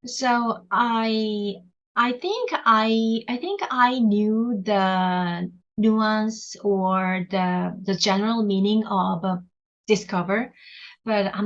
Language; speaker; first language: English; non-native, learner; Korean